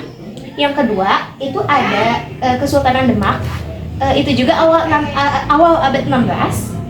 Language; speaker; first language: Indonesian; native; Indonesian